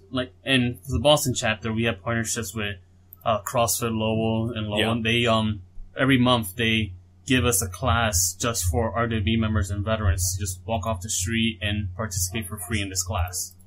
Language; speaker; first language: English; native; English